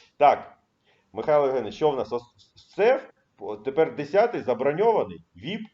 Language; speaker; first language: Ukrainian; native; Ukrainian